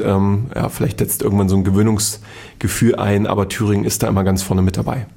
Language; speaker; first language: German; native; German